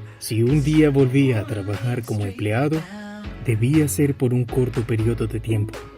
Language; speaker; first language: Spanish; native; Spanish